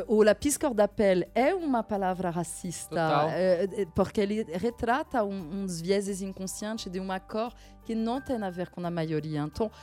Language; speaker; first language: Portuguese; non-native, fluent; French